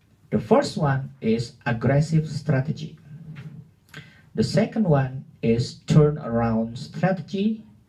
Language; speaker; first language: English; non-native, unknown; Indonesian